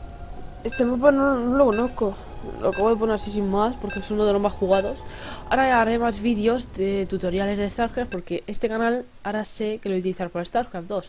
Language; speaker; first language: Spanish; native; Spanish